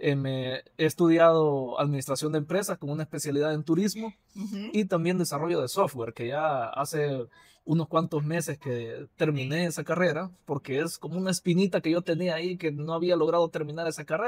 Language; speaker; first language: Spanish; native; Spanish